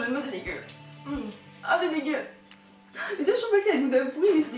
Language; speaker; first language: French; native; French